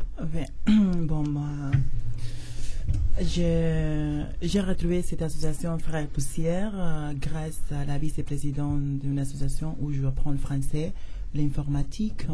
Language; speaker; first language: French; non-native, learner; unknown